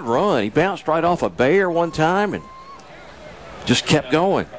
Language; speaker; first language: English; native; English